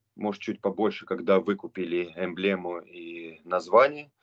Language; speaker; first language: Russian; non-native, local second language; Romanian